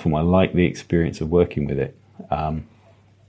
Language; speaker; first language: English; native; English